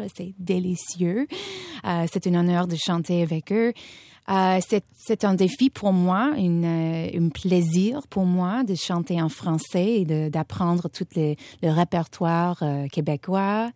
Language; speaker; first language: French; non-native, fluent; English